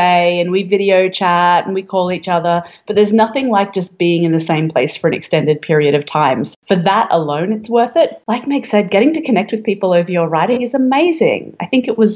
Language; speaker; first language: English; native; English